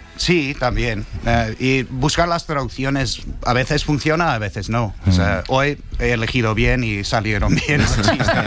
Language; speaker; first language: Spanish; non-native, fluent; English